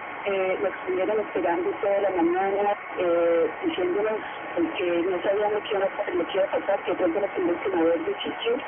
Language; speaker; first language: Spanish; native; Spanish